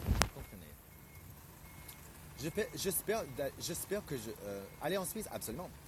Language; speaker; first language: French; non-native, fluent; English